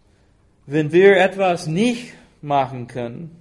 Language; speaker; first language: German; non-native, fluent; English